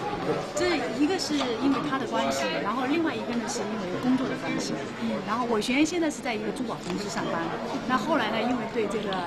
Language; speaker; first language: Chinese; native; Chinese